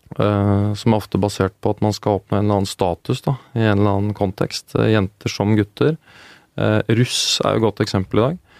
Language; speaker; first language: Norwegian; native; Norwegian